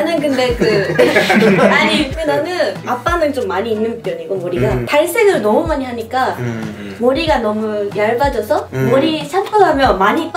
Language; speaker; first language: Korean; non-native, fluent; Japanese